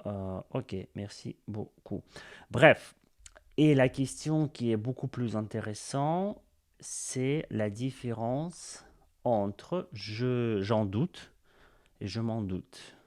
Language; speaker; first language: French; non-native, fluent; Russian